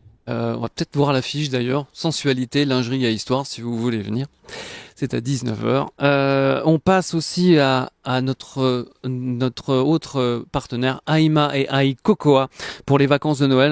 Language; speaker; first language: French; native; French